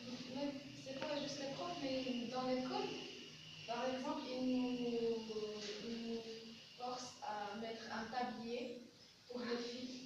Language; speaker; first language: French; non-native, local second language; Arabic